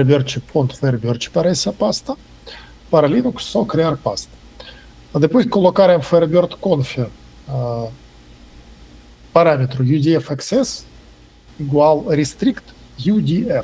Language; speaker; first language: Portuguese; non-native, fluent; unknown